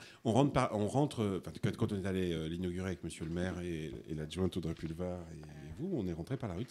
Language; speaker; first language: French; native; French